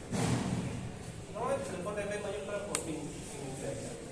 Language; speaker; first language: Spanish; native; Spanish